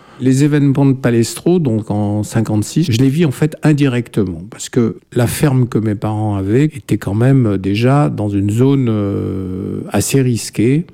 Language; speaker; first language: French; native; French